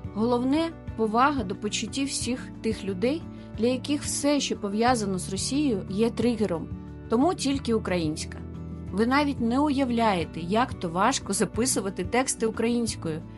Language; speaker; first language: Ukrainian; non-native, local second language; Russian